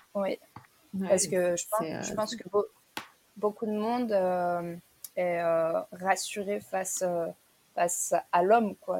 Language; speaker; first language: French; native; French